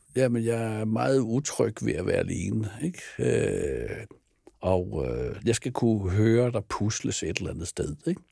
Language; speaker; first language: Danish; native; Danish